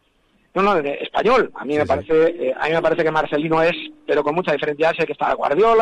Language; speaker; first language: Spanish; native; Spanish